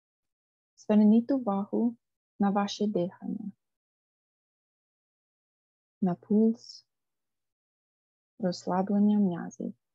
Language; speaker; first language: Ukrainian; non-native, fluent; English